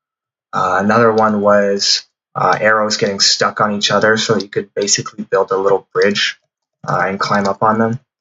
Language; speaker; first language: English; native; English